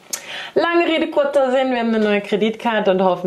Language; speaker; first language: German; native; German